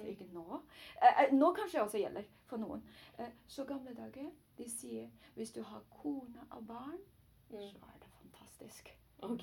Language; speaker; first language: Norwegian; non-native, learner; Chinese